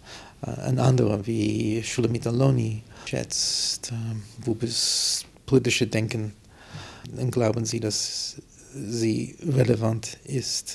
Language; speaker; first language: German; non-native, fluent; English